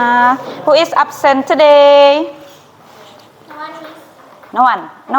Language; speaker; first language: English; non-native, fluent; Indonesian